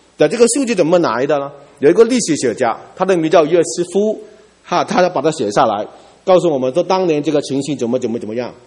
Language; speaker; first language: Chinese; non-native, local second language; Cantonese